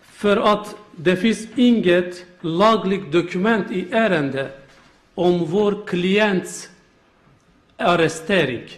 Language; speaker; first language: Swedish; non-native, learner; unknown